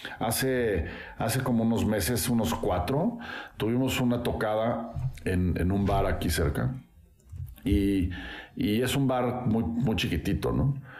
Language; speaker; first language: Spanish; native; Spanish